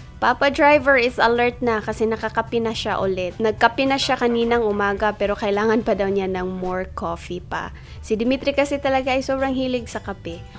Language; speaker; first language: Filipino; non-native, local second language; Cebuano